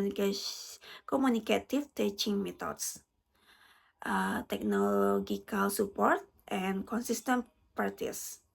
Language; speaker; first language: English; non-native, learner; Indonesian